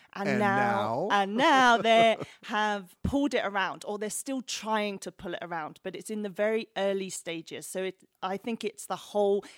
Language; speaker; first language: English; native; English